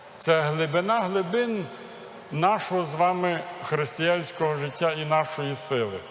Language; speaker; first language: Ukrainian; native; Ukrainian